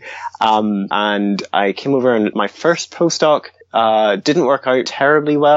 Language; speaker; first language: English; native; English